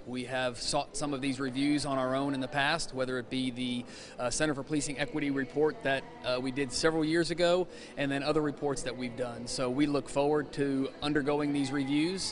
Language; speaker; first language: English; native; English